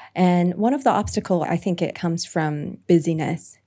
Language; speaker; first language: English; non-native, local second language; Cantonese